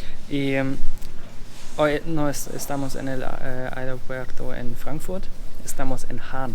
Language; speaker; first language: Spanish; non-native, learner; German